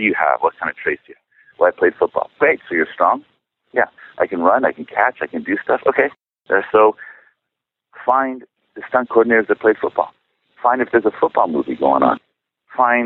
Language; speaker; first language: English; early bilingual, other home language; Czech